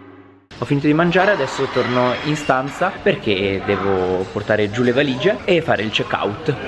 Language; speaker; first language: Italian; native; Italian